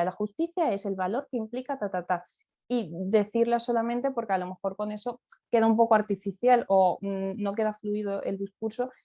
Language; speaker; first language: Spanish; native; Spanish